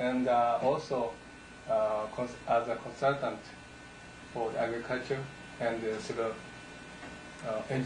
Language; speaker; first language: English; non-native, learner; Japanese